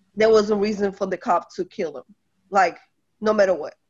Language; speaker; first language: English; early bilingual, other home language; Polish